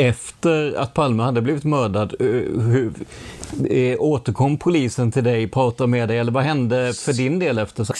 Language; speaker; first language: Swedish; native; Swedish